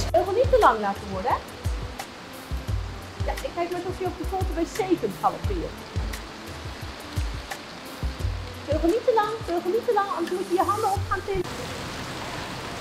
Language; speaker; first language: Dutch; native; Dutch